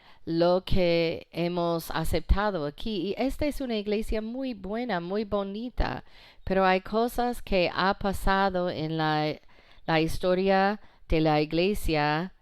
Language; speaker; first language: Spanish; non-native, fluent; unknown